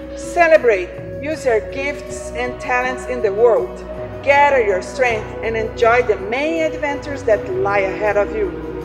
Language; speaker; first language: English; non-native, fluent; Portuguese